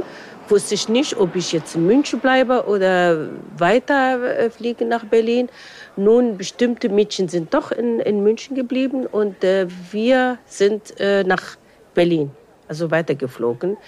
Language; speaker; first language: German; non-native, fluent; Arabic